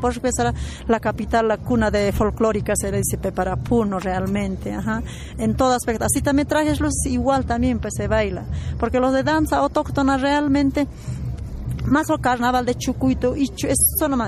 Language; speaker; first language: Spanish; native; Spanish